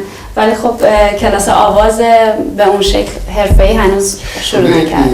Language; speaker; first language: Persian; native; Persian